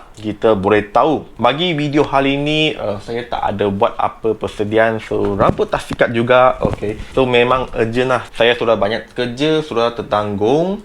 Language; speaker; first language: Malay; non-native, local second language; Chinese